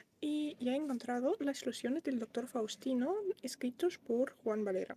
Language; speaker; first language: Spanish; non-native, fluent; Russian